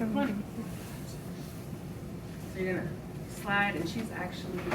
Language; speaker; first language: English; native; English